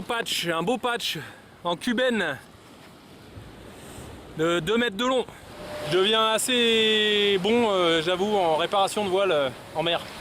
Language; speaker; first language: French; native; French